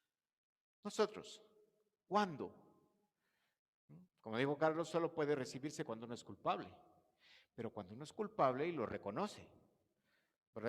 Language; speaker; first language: Spanish; native; Spanish